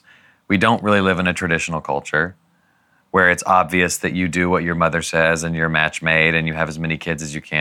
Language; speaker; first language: English; native; English